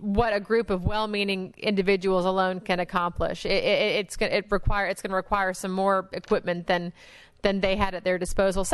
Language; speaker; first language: English; native; English